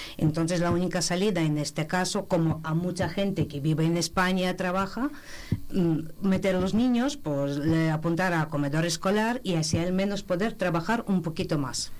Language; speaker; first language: Spanish; non-native, fluent; Ukrainian